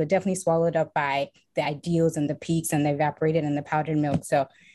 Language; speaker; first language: English; non-native, local second language; Akan